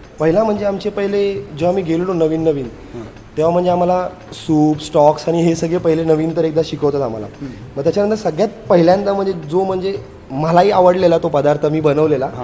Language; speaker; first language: Marathi; non-native, local second language; Telugu